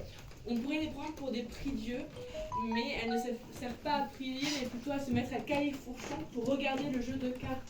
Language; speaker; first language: French; native; French